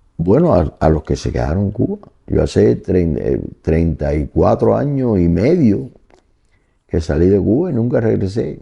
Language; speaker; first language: Spanish; native; Spanish